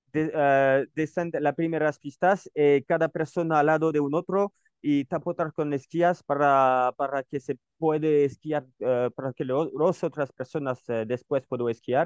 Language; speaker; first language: Spanish; non-native, learner; French